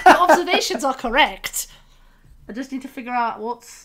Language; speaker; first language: English; native; English